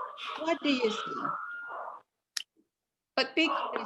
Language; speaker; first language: English; non-native, fluent; Indonesian